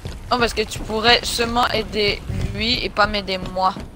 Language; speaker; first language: French; native; French